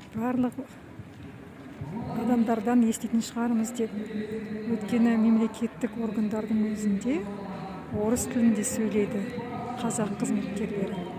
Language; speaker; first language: Kazakh; native; Kazakh